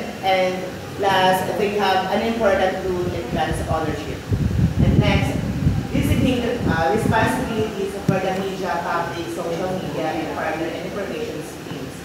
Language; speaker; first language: English; non-native, local second language; Filipino